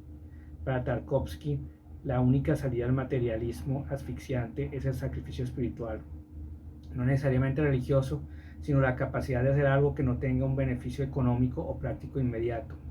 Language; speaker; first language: Spanish; native; Spanish